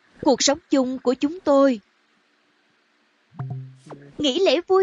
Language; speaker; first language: Vietnamese; non-native, learner; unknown